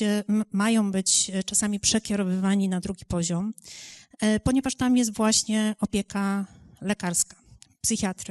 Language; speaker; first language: Polish; native; Polish